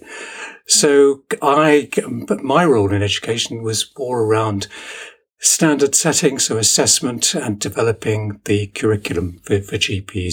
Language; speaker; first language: English; native; English